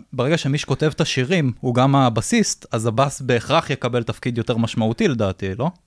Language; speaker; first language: Hebrew; native; Hebrew